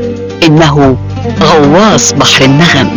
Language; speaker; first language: Arabic; native; Arabic